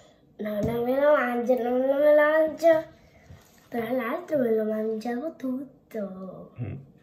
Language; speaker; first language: Italian; early bilingual, heritage; Italian